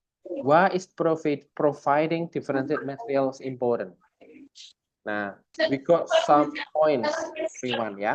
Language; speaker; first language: English; non-native, fluent; Indonesian